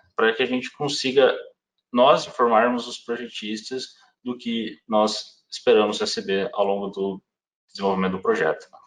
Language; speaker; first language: Portuguese; native; Portuguese